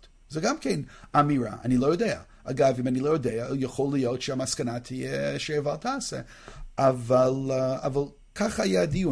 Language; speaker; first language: Hebrew; non-native, fluent; English